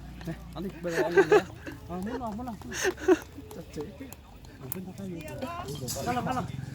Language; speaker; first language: Vietnamese; non-native, local second language; Hmong